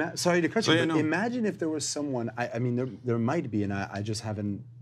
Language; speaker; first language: English; non-native, fluent; Turkish